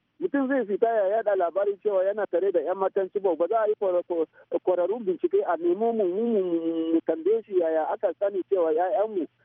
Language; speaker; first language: Hausa; non-native, local second language; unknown